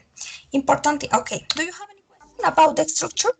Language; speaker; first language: English; non-native, fluent; Spanish